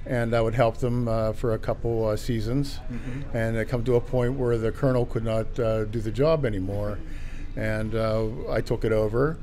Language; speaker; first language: English; native; English